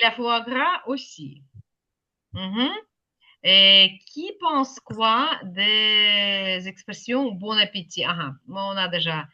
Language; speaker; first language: French; non-native, fluent; Ukrainian